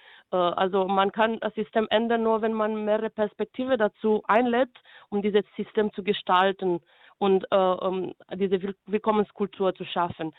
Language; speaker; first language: German; non-native, fluent; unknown